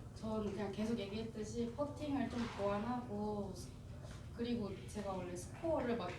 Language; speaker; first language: Korean; native; Korean